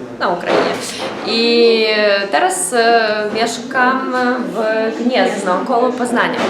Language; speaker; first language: Polish; non-native, learner; Ukrainian